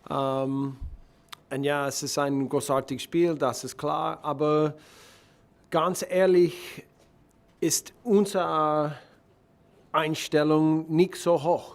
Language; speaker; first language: German; non-native, learner; English